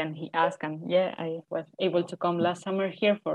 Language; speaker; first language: English; non-native, fluent; Spanish